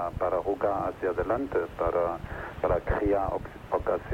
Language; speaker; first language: Spanish; non-native, fluent; German